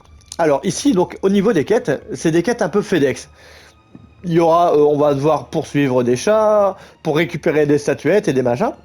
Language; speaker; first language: French; native; French